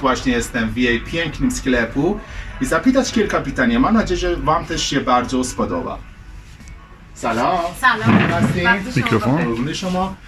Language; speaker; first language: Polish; non-native, learner; Persian